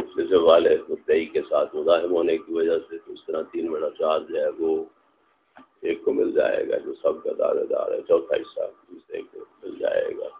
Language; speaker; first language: Urdu; non-native, local second language; Punjabi